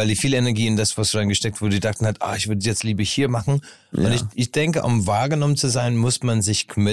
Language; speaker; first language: German; non-native, fluent; English